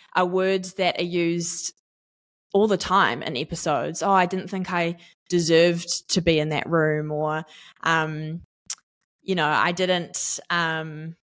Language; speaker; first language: English; native; English